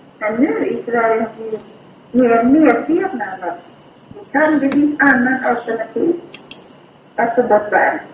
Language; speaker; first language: Swedish; non-native, fluent; Thai